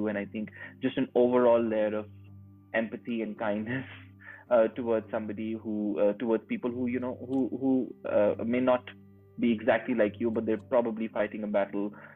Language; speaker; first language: English; non-native, local second language; Urdu